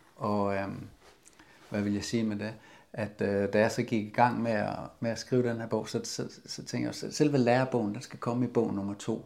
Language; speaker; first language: Danish; native; Danish